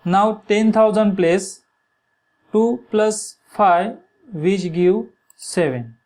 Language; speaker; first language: English; non-native, local second language; Marathi